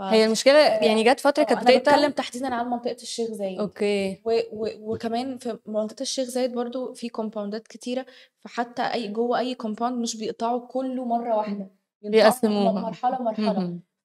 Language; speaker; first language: Arabic; native; Arabic